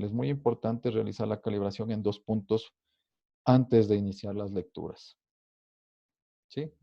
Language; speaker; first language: Spanish; native; Spanish